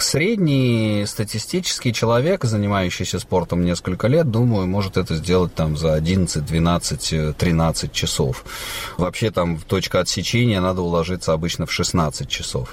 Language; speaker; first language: Russian; native; Russian